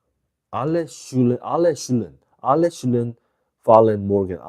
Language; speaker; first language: German; non-native, learner; English